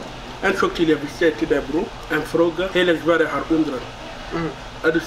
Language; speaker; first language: Swedish; non-native, learner; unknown